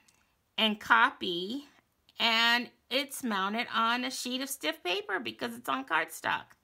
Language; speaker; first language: English; native; English